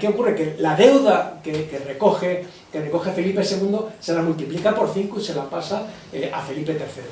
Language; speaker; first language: Spanish; native; Spanish